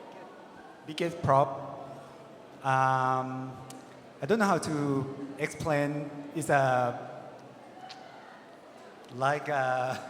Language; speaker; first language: English; non-native, learner; Thai